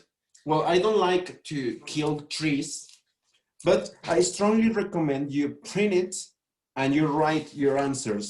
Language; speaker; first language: English; non-native, fluent; Spanish